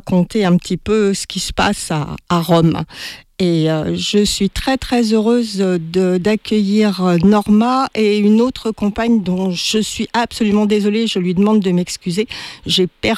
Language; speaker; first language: French; native; French